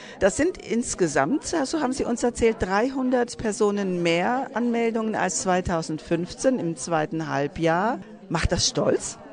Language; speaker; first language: German; native; German